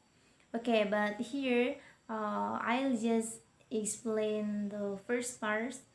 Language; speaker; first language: English; non-native, learner; Indonesian